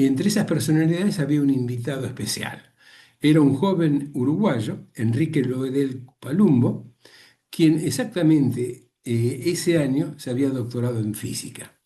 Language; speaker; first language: Spanish; native; Spanish